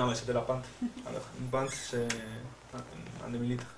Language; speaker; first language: French; non-native, fluent; Spanish